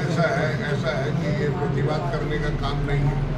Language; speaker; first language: Hindi; non-native, local second language; Bangla